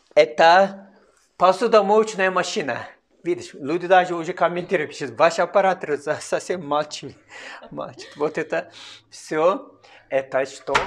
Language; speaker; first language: Russian; non-native, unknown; Turkish